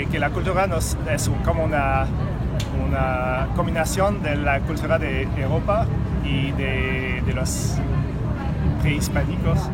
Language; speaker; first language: Spanish; non-native, learner; French